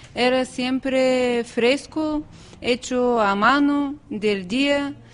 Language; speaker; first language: Spanish; non-native, fluent; Bulgarian